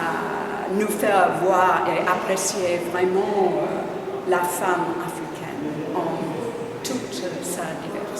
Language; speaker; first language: French; non-native, fluent; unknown